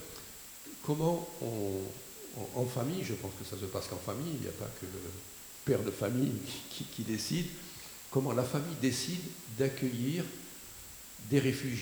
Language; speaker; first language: French; native; French